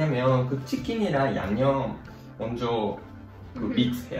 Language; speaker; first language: Korean; non-native, fluent; Japanese